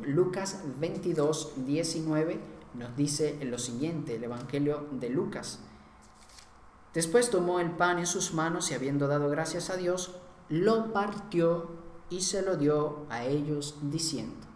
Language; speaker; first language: Spanish; native; Spanish